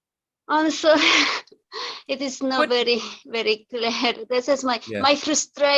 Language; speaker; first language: English; non-native, learner; Spanish